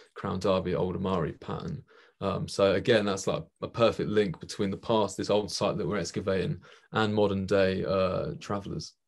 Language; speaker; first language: English; native; English